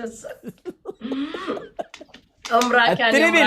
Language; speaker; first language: Arabic; native; Arabic